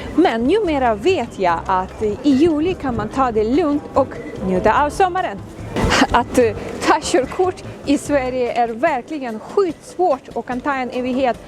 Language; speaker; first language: Swedish; non-native, fluent; Ukrainian